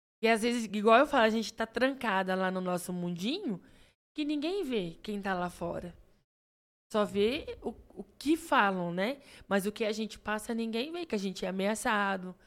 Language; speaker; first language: Portuguese; native; Portuguese